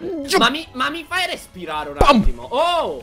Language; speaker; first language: Italian; native; Italian